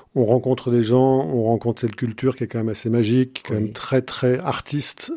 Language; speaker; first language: French; native; French